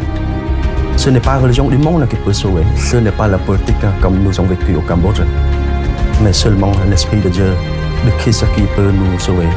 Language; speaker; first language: French; non-native, fluent; Khmer